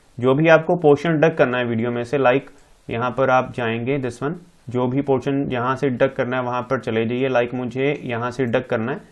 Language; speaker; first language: Hindi; non-native, local second language; Punjabi